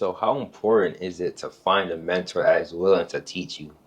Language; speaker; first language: English; native; English